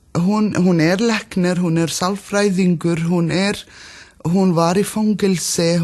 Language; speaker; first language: Icelandic; non-native, learner; Arabic